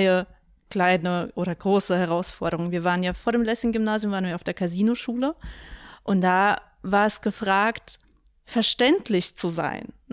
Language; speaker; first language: German; native; German